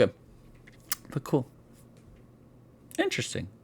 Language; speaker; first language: English; native; English